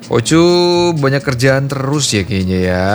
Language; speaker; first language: Indonesian; native; Indonesian